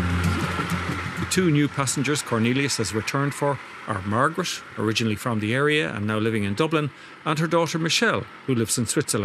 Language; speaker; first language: English; native; English